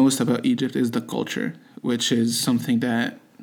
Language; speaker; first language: English; non-native, fluent; Arabic